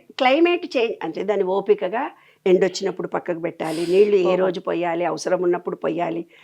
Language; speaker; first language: Telugu; native; Telugu